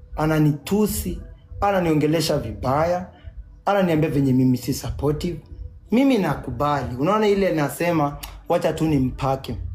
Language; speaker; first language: Swahili; native; Swahili